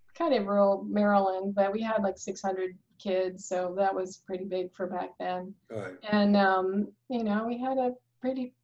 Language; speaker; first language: English; native; English